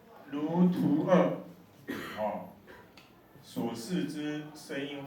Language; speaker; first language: Chinese; native; Chinese